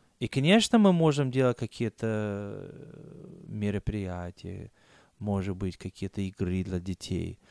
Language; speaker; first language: Russian; non-native, fluent; English